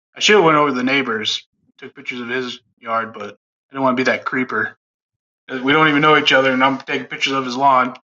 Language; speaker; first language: English; native; English